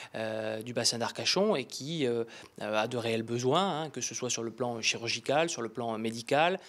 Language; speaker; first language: French; native; French